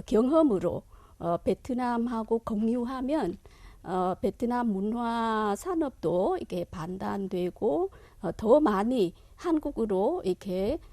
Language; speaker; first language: Korean; non-native, fluent; Vietnamese